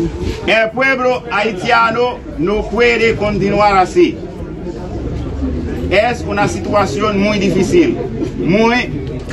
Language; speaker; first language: Spanish; non-native, learner; Haitian Creole